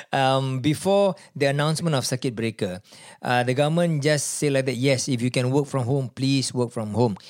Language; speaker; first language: English; non-native, local second language; Malay